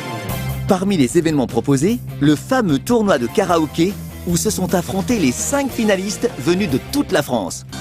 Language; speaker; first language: French; native; French